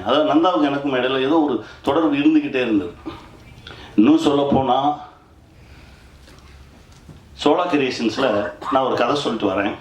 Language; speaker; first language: Tamil; native; Tamil